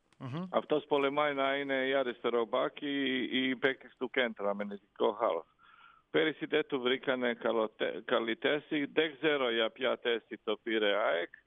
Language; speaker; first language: Greek; non-native, fluent; Croatian